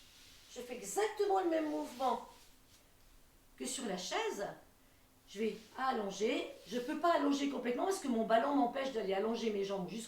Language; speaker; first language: French; native; French